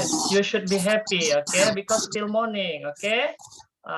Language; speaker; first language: English; non-native, fluent; Indonesian